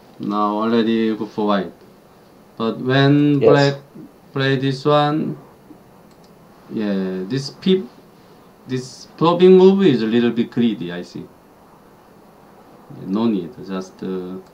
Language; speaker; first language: English; non-native, learner; Korean